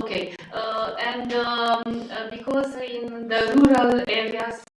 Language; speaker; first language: English; non-native, fluent; Romanian